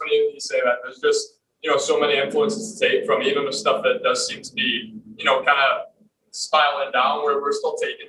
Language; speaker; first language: English; native; English